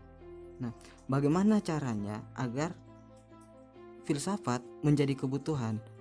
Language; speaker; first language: Indonesian; native; Indonesian